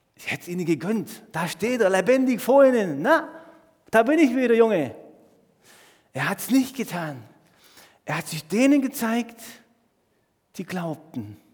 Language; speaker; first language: German; native; German